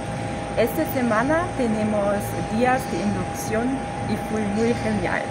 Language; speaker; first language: Spanish; non-native, learner; German